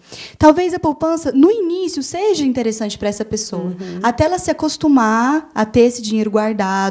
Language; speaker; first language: Portuguese; native; Portuguese